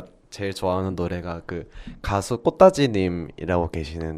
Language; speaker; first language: Korean; native; Korean